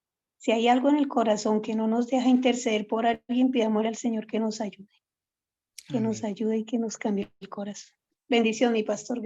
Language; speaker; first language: Spanish; native; Spanish